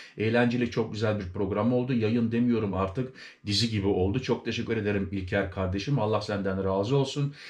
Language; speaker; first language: Turkish; native; Turkish